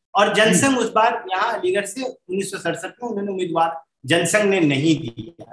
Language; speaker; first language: Hindi; native; Hindi